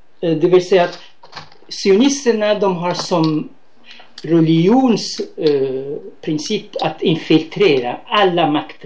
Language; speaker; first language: Swedish; non-native, fluent; Arabic